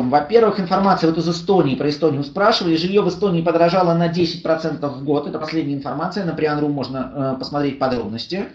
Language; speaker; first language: Russian; native; Russian